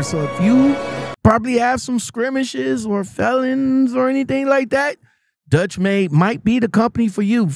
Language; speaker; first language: English; native; English